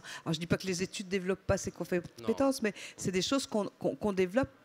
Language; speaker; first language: French; native; French